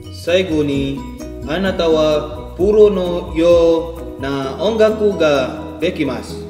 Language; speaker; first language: Japanese; non-native, learner; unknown